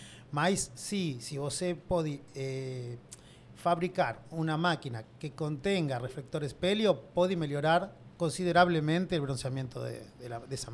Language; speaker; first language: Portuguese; non-native, learner; Spanish